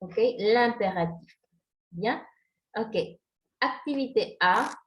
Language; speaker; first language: French; non-native, fluent; Spanish